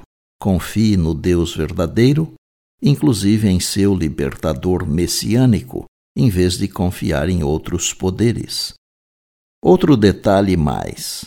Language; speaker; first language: Portuguese; native; Portuguese